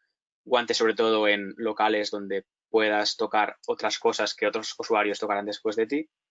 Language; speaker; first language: Spanish; native; Spanish